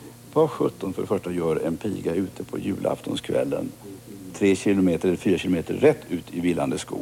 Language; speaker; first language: Swedish; native; Swedish